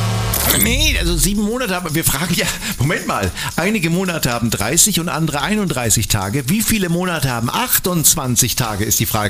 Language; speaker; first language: German; native; German